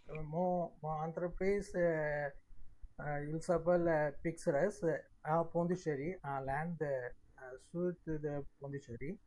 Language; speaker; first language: French; non-native, learner; Tamil